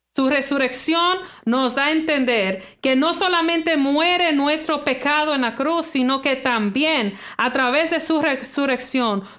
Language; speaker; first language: Spanish; early bilingual, heritage; English